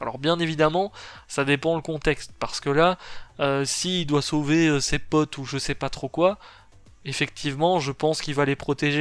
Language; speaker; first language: French; native; French